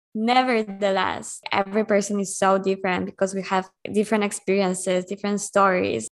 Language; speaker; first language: English; non-native, fluent; Polish